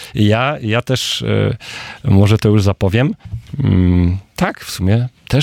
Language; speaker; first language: Polish; native; Polish